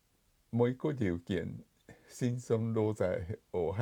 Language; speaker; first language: Vietnamese; non-native, fluent; Japanese